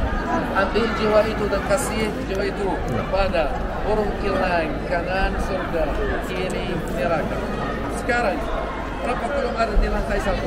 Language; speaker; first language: Indonesian; non-native, learner; Arabic